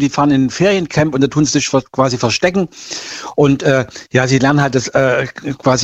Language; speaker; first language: German; native; German